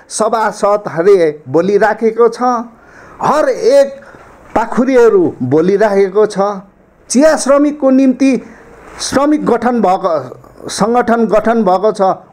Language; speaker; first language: Nepali; native; Nepali